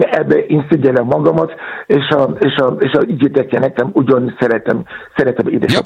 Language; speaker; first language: Hungarian; non-native, fluent; Yoruba